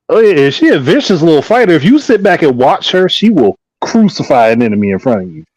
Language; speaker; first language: English; native; English